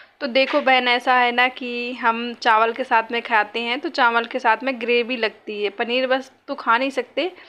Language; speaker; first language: Hindi; native; Hindi